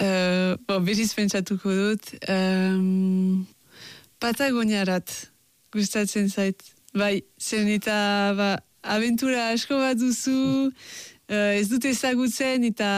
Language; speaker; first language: Basque; non-native, local second language; French